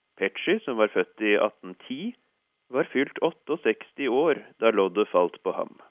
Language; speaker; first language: Norwegian; native; Norwegian